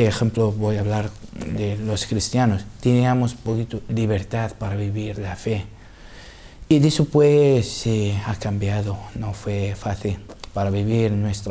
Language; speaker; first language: Spanish; non-native, learner; Assyrian Neo-Aramaic